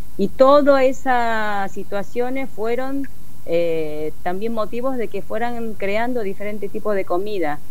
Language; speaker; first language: Spanish; early bilingual, other home language; Korean